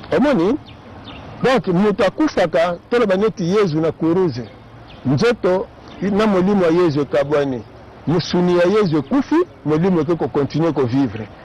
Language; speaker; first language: Lingala; non-native, local second language; Kongo